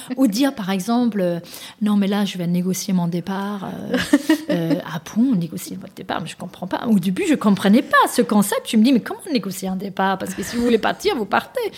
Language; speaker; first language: French; non-native, fluent; Danish